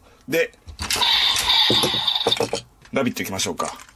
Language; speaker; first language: Japanese; native; Japanese